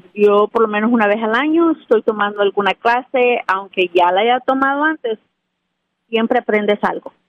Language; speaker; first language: Spanish; native; Spanish